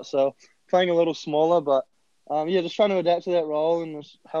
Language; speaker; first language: English; native; English